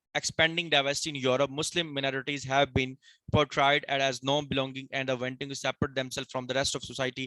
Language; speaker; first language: English; non-native, local second language; Urdu